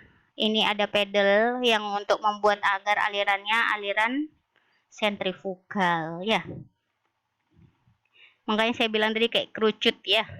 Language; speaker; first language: Indonesian; native; Indonesian